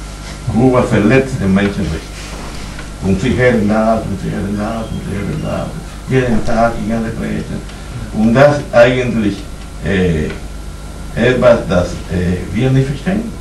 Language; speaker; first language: German; non-native, fluent; Spanish